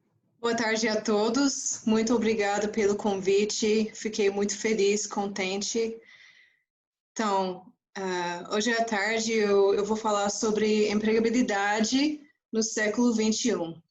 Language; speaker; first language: Portuguese; non-native, fluent; English